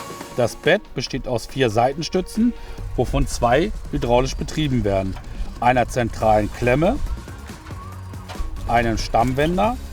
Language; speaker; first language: German; native; German